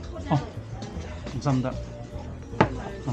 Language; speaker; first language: Korean; non-native, fluent; Russian